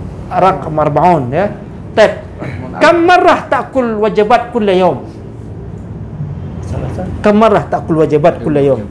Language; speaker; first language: Arabic; non-native, fluent; Indonesian